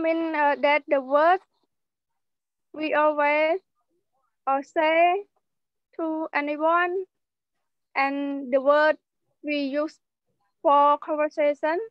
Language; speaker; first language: English; non-native, learner; Khmer